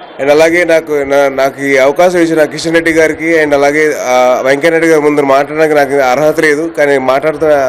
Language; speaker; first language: Telugu; native; Telugu